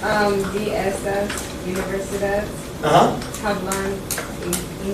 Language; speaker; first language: Spanish; non-native, learner; English